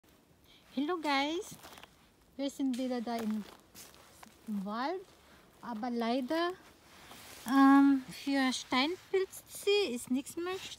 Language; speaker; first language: German; non-native, learner; Filipino